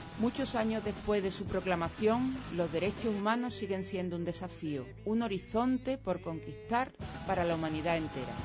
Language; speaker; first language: Spanish; native; Spanish